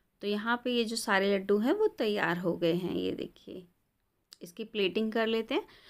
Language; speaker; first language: Hindi; native; Hindi